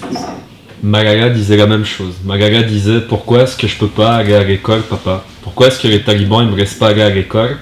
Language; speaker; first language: French; native; French